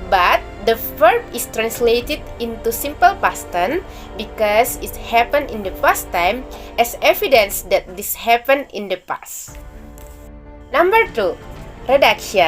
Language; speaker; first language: English; non-native, learner; Indonesian